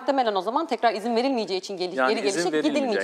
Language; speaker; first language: Turkish; native; Turkish